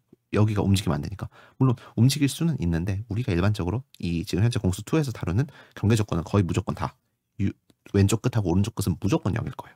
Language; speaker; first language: Korean; native; Korean